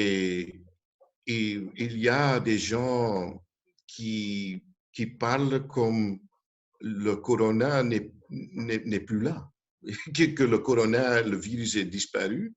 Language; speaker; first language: French; non-native, local second language; Dutch